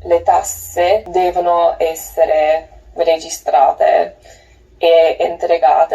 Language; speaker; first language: Italian; non-native, learner; English